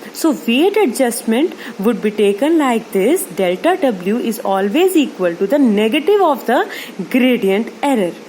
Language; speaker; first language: English; non-native, local second language; Hindi